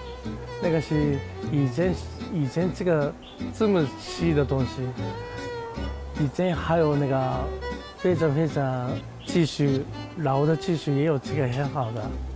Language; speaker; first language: Chinese; non-native, learner; Japanese